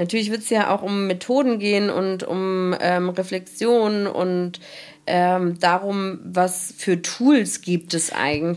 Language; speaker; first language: German; native; German